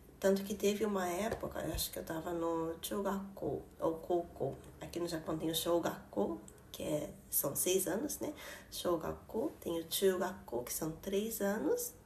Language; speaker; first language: Portuguese; early bilingual, heritage; Portuguese